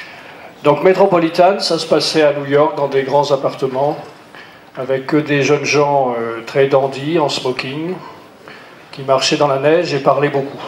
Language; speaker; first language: French; native; French